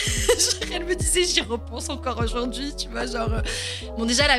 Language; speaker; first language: French; early bilingual, other home language; Swiss German